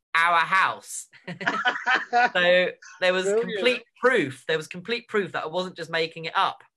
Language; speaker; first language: English; native; English